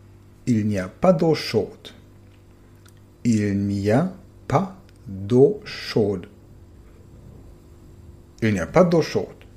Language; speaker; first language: French; non-native, fluent; German